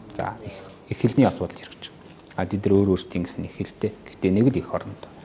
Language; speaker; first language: Mongolian; non-native, local second language; Kazakh